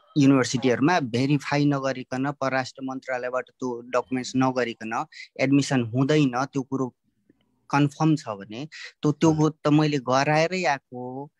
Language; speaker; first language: Nepali; native; Nepali